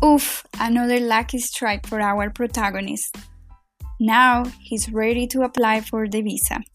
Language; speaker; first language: English; non-native, fluent; Spanish